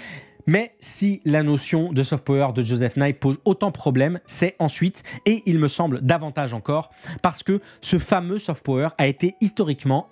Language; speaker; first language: French; native; French